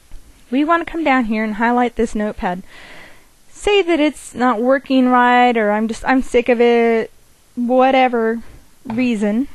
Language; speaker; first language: English; native; English